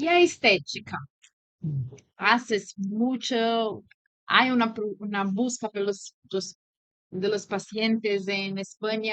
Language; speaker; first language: Spanish; non-native, learner; Portuguese